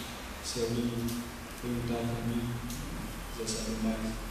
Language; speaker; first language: Portuguese; non-native, local second language; Guarani